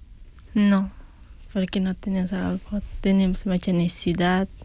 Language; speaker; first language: Spanish; non-native, local second language; Quechua